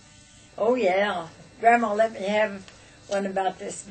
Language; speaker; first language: English; native; English